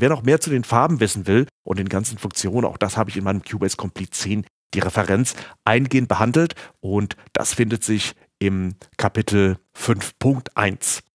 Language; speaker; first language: German; native; German